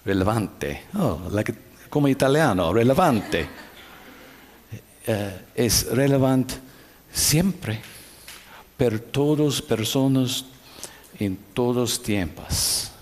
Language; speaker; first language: Spanish; non-native, learner; English